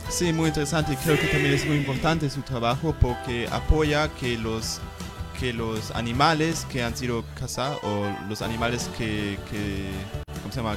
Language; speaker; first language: Spanish; non-native, fluent; German